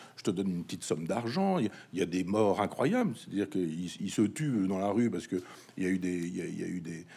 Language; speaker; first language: French; native; French